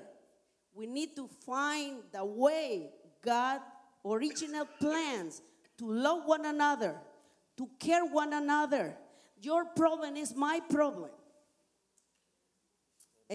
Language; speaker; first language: English; non-native, learner; Spanish